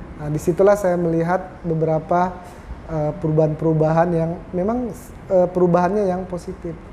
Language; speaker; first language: Indonesian; native; Indonesian